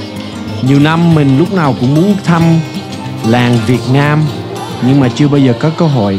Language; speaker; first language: Vietnamese; early bilingual, heritage; Vietnamese